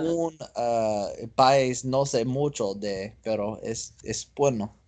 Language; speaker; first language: Spanish; non-native, learner; English